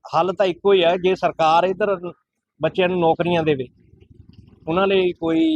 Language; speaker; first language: Punjabi; native; Punjabi